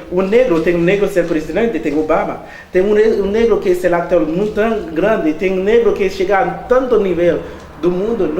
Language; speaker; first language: Portuguese; non-native, learner; Haitian Creole